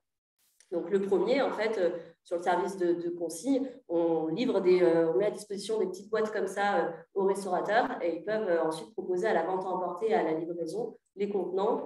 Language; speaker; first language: French; native; French